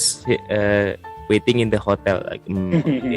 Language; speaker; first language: English; non-native, learner; Indonesian